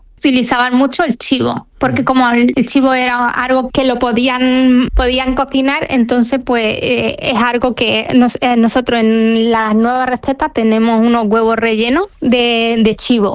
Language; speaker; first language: Spanish; non-native, fluent; Arabic